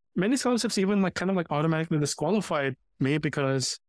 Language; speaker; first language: English; early bilingual, other home language; Filipino